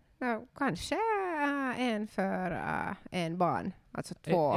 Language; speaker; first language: Swedish; non-native, local second language; Finnish